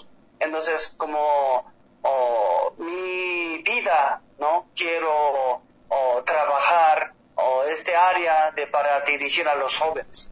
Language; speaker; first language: Spanish; non-native, learner; Korean